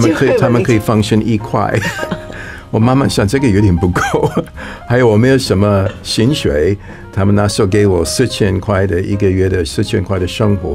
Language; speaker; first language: Chinese; non-native, fluent; English